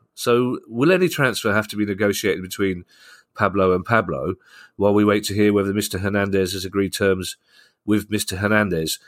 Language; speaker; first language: English; native; English